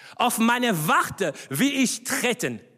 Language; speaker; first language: German; non-native, fluent; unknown